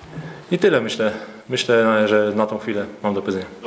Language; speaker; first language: Polish; native; Polish